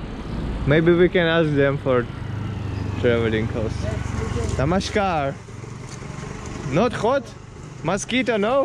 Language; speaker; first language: English; non-native, learner; Russian